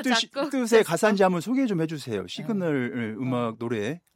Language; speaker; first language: Korean; native; Korean